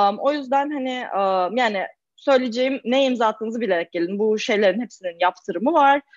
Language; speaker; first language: Turkish; native; Turkish